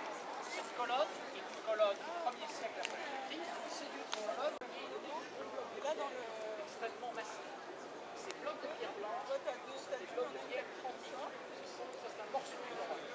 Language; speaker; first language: French; native; French